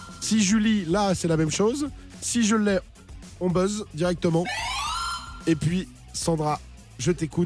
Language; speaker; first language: French; native; French